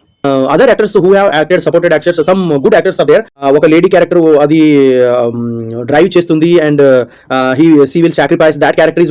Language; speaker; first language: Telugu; non-native, learner; Kannada